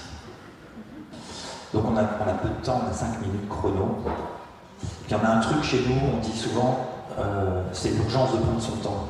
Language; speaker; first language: French; native; French